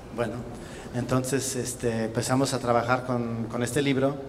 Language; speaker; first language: Spanish; non-native, fluent; German